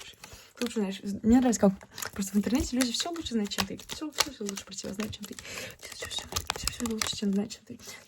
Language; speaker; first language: Russian; early bilingual, heritage; Russian